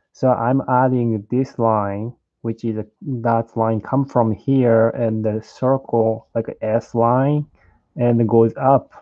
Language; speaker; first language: English; non-native, learner; Japanese